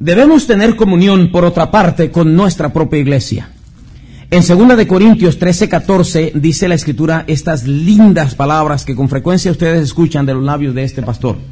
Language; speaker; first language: Spanish; native; Spanish